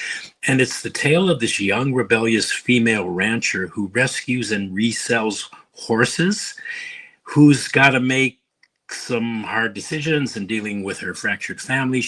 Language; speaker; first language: English; native; English